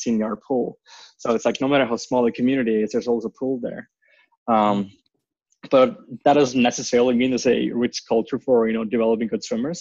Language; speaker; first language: English; non-native, fluent; Icelandic